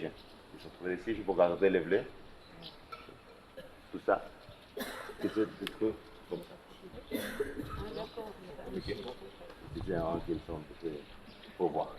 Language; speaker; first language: French; non-native, local second language; Catalan